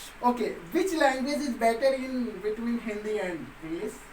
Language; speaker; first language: English; non-native, local second language; Hindi